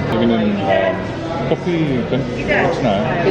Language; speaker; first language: Korean; non-native, learner; English